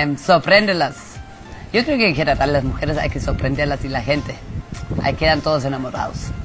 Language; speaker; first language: Spanish; non-native, fluent; German